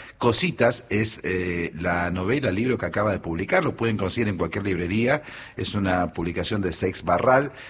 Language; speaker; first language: Spanish; native; Spanish